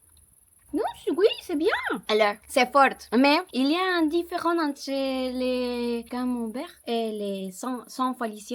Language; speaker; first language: French; non-native, learner; Spanish